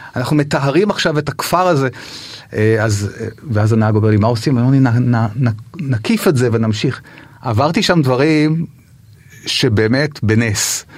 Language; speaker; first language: Hebrew; native; Hebrew